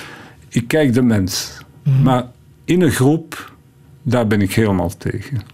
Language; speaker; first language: Dutch; non-native, local second language; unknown